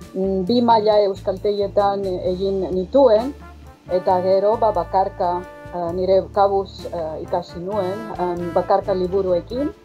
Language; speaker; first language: Basque; non-native, fluent; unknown